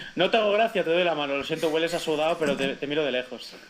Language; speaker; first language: Spanish; non-native, local second language; Catalan